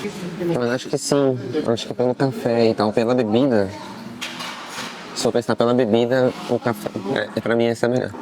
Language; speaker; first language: Portuguese; native; Portuguese